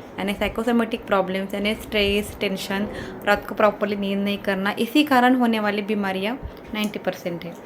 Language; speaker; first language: Hindi; non-native, local second language; Kannada